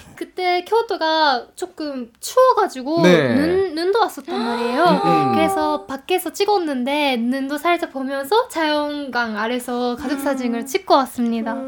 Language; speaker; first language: Korean; non-native, fluent; Japanese